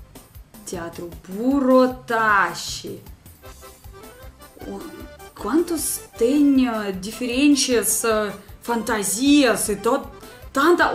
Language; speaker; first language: Portuguese; non-native, learner; Russian